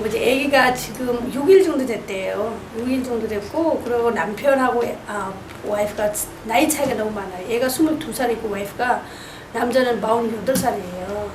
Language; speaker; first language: Korean; non-native, fluent; Nepali